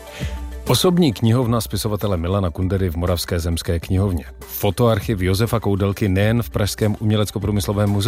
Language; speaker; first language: Czech; native; Czech